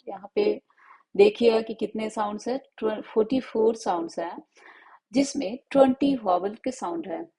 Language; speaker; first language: Hindi; native; Hindi